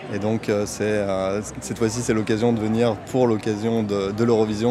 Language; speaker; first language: French; native; French